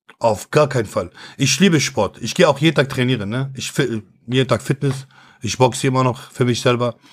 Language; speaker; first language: German; early bilingual, other home language; Kurdish